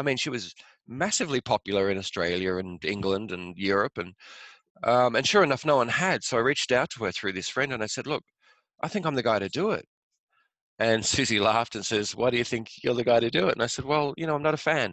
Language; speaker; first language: English; native; English